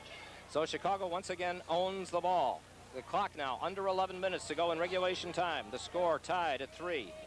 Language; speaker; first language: English; native; English